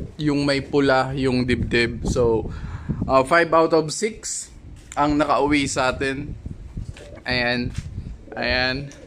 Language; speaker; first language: Filipino; native; Filipino